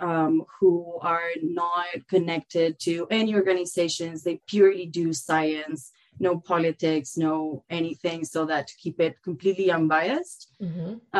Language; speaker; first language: English; non-native, fluent; Spanish